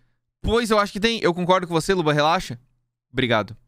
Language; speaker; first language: Portuguese; native; Portuguese